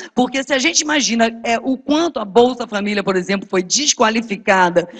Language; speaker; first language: Portuguese; native; Portuguese